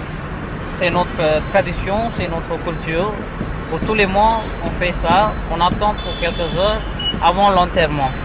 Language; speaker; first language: French; non-native, fluent; Tamil